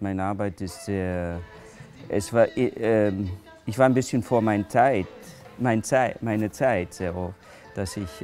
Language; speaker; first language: German; non-native, fluent; English